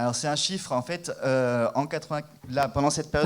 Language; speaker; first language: French; native; French